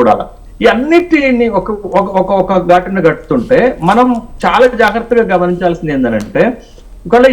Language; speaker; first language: Telugu; native; Telugu